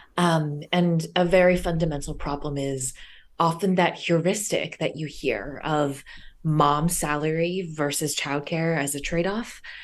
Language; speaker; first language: English; early bilingual, other home language; Chinese